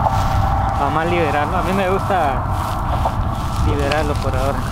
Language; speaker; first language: Spanish; early bilingual, heritage; Spanish